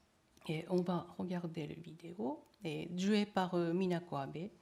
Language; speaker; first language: French; non-native, learner; Japanese